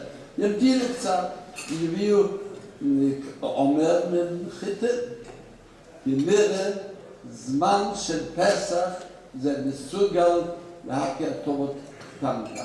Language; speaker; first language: Hebrew; non-native, fluent; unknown